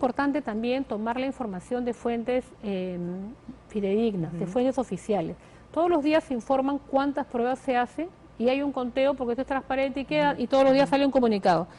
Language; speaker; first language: Spanish; native; Spanish